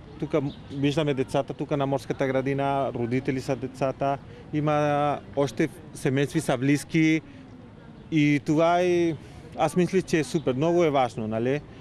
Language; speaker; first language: Bulgarian; non-native, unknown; Spanish